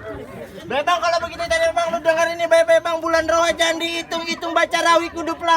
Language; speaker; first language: Indonesian; native; Indonesian